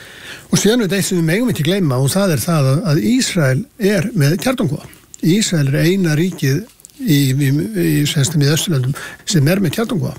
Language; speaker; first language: Icelandic; native; Icelandic